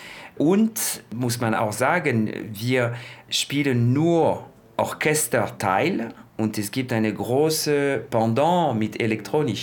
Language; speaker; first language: German; non-native, fluent; French